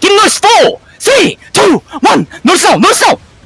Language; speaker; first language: English; non-native, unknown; Korean